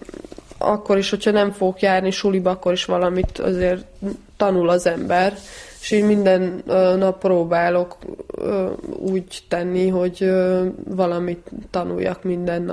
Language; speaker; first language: Hungarian; early bilingual, heritage; Hungarian